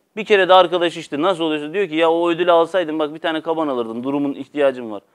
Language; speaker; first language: Turkish; native; Turkish